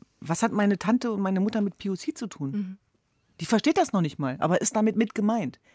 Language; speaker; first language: German; early bilingual, other home language; Kurdish